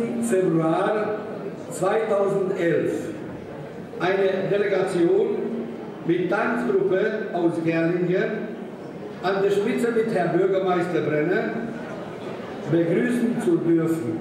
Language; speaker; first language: German; non-native, learner; Hungarian